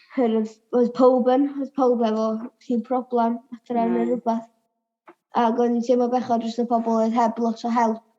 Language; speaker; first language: Welsh; native; Welsh